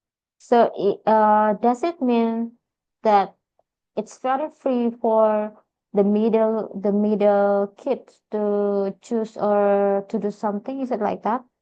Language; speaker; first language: English; non-native, fluent; Indonesian